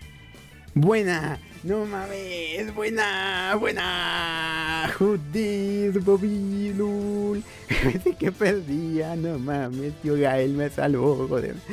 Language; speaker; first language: Spanish; native; Spanish